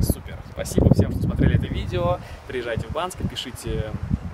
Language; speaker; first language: Russian; native; Russian